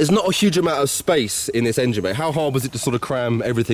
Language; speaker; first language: English; native; English